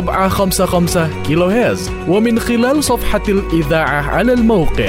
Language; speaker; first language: Arabic; non-native, fluent; Indonesian